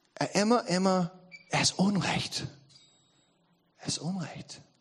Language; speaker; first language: German; non-native, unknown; English